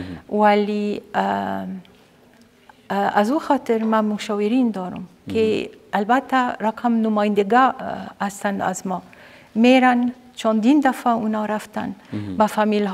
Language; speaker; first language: Persian; non-native, fluent; Arabic